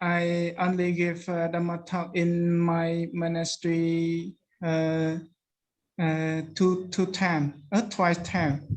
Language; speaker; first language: English; non-native, learner; Khmer